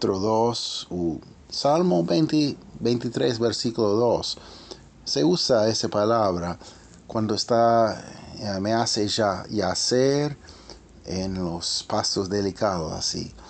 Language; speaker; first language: Spanish; non-native, fluent; English